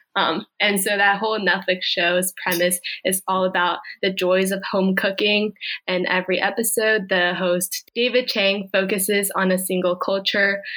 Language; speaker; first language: English; early bilingual, other home language; Korean